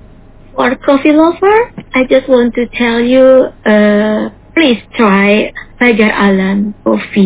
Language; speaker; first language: English; non-native, learner; Indonesian